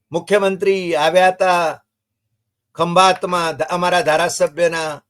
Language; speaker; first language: Gujarati; native; Gujarati